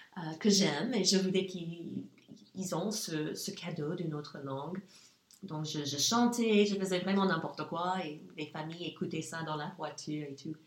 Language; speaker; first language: French; non-native, fluent; English